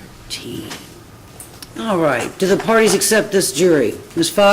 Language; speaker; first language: English; native; English